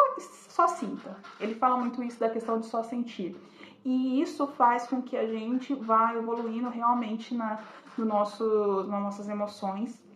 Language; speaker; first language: Portuguese; native; Portuguese